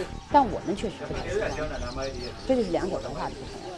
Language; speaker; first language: Chinese; native; Chinese